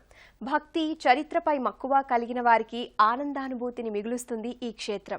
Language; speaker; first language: Telugu; native; Telugu